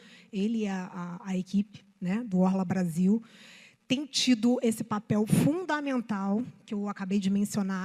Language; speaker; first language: Portuguese; native; Portuguese